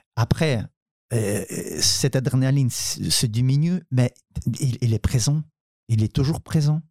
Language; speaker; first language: French; non-native, fluent; Ukrainian